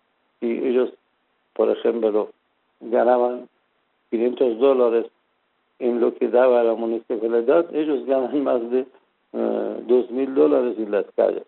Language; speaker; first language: Spanish; non-native, fluent; Persian